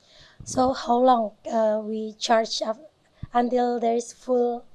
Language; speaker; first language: English; non-native, learner; Indonesian